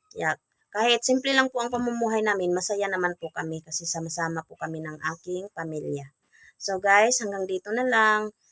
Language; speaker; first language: Filipino; non-native, local second language; Cebuano